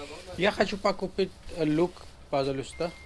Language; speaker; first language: Russian; non-native, learner; Urdu